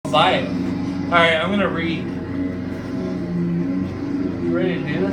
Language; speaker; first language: English; native; English